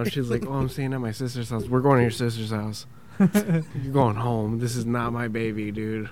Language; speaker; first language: English; early bilingual, other home language; Spanish